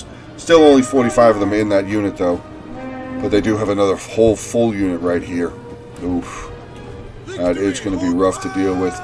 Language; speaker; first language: English; native; English